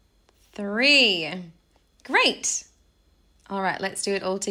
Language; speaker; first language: English; native; English